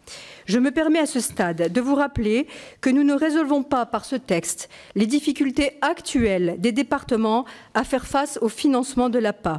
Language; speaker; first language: French; native; French